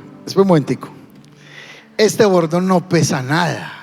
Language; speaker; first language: Spanish; native; Spanish